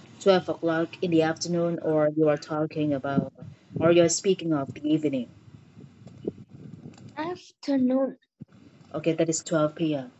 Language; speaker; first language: English; non-native, fluent; Vietnamese